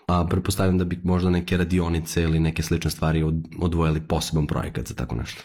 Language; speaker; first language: Serbian; early bilingual, heritage; Serbian